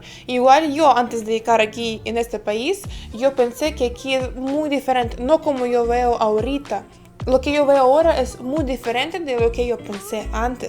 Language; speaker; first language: Spanish; non-native, fluent; Ukrainian